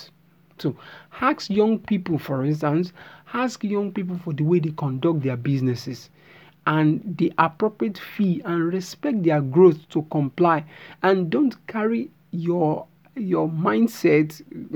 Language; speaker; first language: English; non-native, local second language; Yoruba